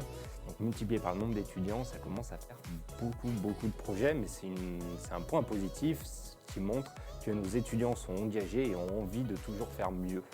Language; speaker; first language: French; native; French